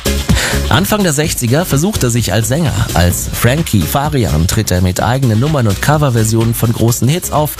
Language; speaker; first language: German; native; German